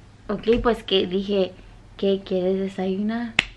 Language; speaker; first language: Spanish; early bilingual, heritage; Spanish